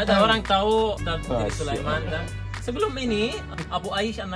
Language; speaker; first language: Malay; non-native, learner; Arabic